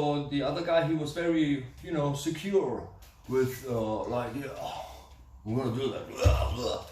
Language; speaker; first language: English; non-native, fluent; German